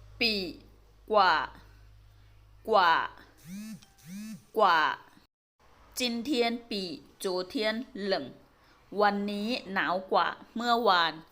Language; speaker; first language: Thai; native; Thai